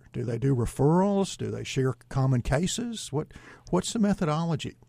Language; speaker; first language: English; native; English